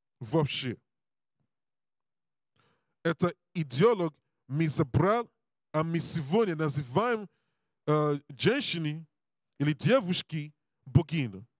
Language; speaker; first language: Russian; non-native, learner; English